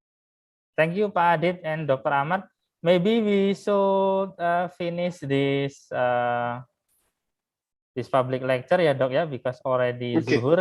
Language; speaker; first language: English; non-native, fluent; Indonesian